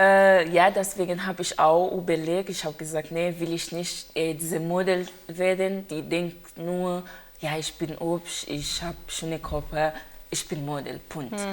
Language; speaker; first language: German; non-native, learner; Haitian Creole